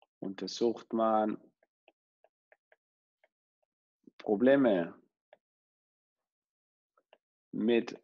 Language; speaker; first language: German; non-native, fluent; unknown